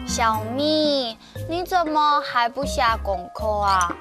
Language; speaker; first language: Chinese; native; Chinese